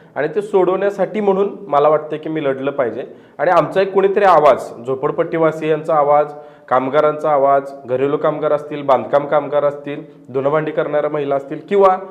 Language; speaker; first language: Marathi; native; Marathi